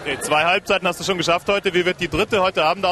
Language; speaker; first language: German; native; German